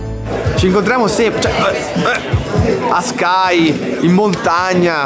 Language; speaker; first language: Italian; native; Italian